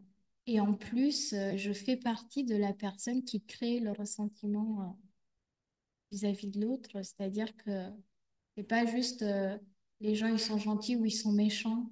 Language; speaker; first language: French; native; French